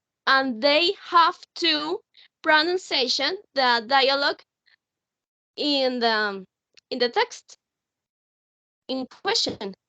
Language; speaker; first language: English; non-native, learner; Spanish